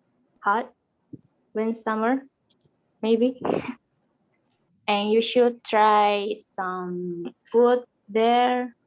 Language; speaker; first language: English; non-native, learner; Indonesian